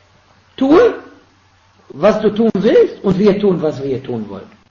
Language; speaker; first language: German; non-native, fluent; Arabic